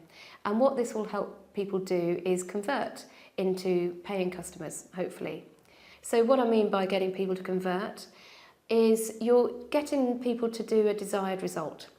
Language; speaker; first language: English; native; English